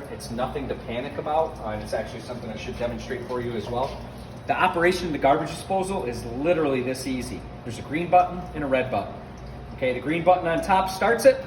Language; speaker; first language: English; native; English